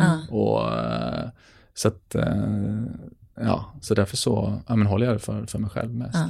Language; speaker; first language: Swedish; native; Swedish